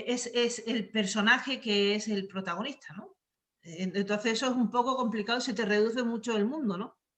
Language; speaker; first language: Spanish; native; Spanish